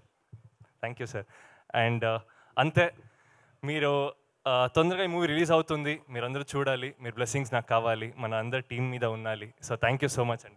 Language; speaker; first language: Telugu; non-native, learner; Kannada